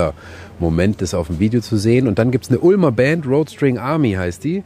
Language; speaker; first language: German; native; German